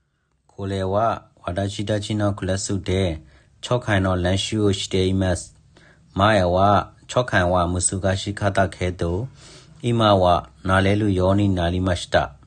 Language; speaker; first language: Japanese; non-native, learner; Burmese